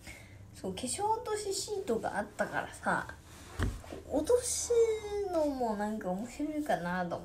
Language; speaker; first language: Japanese; native; Japanese